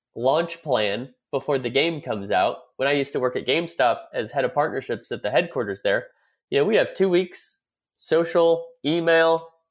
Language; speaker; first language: English; native; English